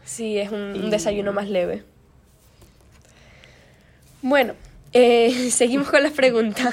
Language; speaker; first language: Spanish; native; Spanish